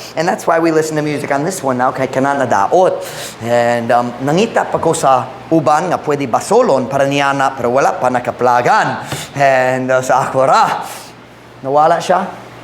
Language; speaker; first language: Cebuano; non-native, fluent; English